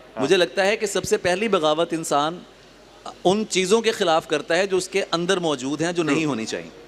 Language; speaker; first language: Urdu; non-native, local second language; Punjabi